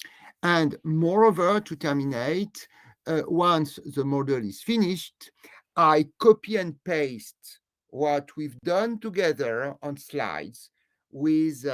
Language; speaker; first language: English; non-native, fluent; French